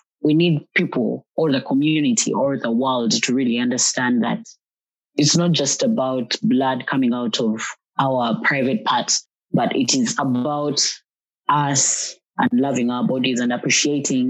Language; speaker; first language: English; non-native, local second language; Ganda